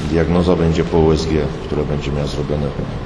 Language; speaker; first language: Polish; native; Polish